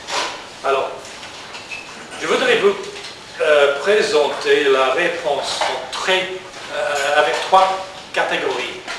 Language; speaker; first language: French; non-native, learner; English